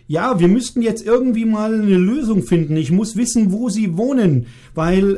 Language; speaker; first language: German; native; German